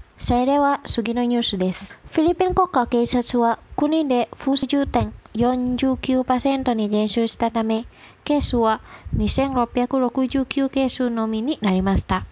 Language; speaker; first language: Japanese; non-native, fluent; Indonesian